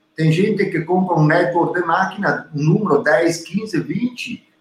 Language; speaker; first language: Portuguese; non-native, learner; Italian